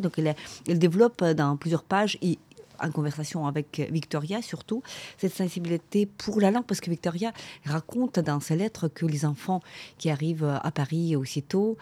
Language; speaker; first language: French; non-native, fluent; Ukrainian